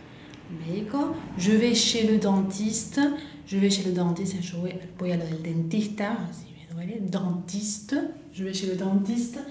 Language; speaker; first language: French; non-native, fluent; Spanish